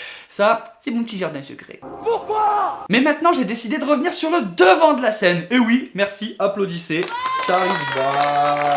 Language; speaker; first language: French; native; French